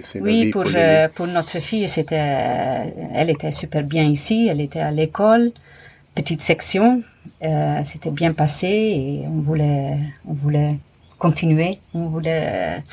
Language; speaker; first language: French; non-native, fluent; English